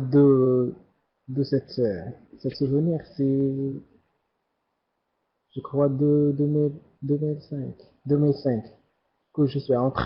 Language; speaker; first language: French; non-native, learner; Arabic